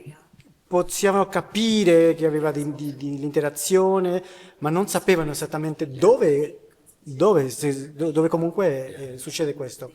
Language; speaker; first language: Italian; non-native, learner; Spanish